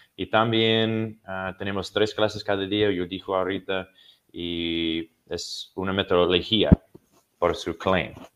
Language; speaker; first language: Spanish; non-native, learner; English